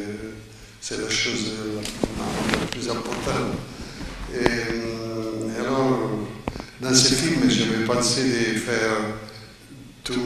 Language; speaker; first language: French; non-native, fluent; Italian